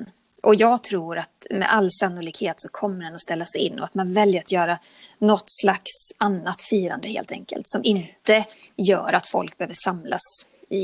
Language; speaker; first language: Swedish; native; Swedish